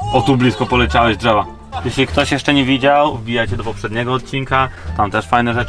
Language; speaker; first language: Polish; native; Polish